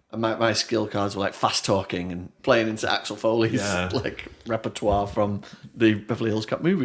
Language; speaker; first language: English; native; English